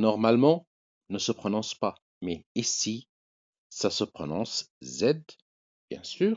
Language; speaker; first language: French; non-native, fluent; Arabic